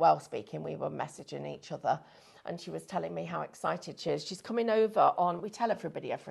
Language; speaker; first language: English; native; English